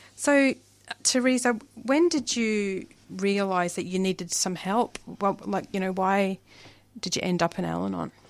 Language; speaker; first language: English; native; English